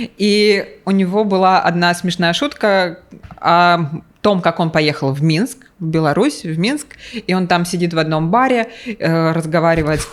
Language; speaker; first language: Russian; native; Russian